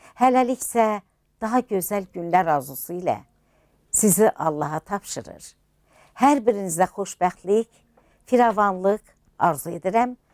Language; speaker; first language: Azerbaijani; native; Azerbaijani